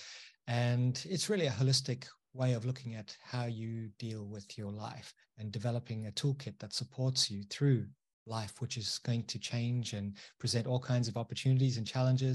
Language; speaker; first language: English; native; English